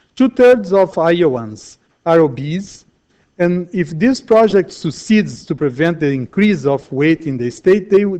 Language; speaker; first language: English; non-native, fluent; Portuguese